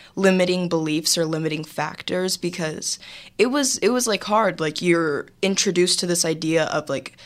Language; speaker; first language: English; native; English